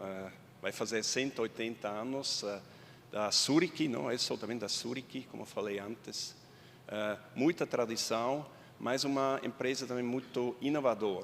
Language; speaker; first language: Portuguese; non-native, fluent; Swiss German